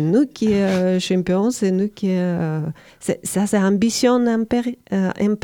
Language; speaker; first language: French; non-native, learner; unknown